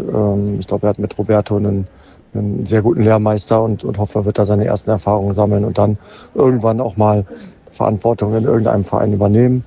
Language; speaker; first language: German; native; German